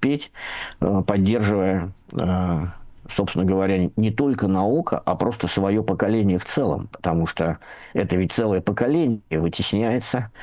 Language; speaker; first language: Russian; native; Russian